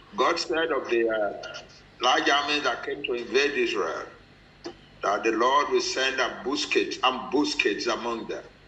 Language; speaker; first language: English; non-native, local second language; Yoruba